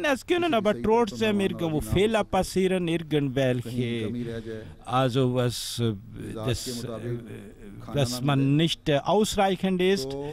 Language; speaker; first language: German; non-native, fluent; Urdu